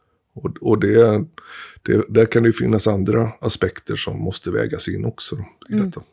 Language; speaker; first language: Swedish; native; Swedish